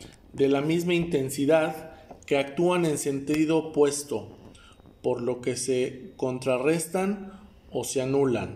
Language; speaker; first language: Spanish; native; Spanish